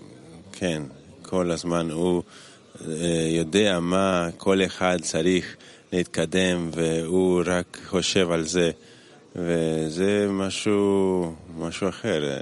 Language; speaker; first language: Hebrew; non-native, learner; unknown